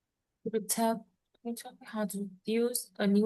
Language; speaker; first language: English; non-native, learner; Vietnamese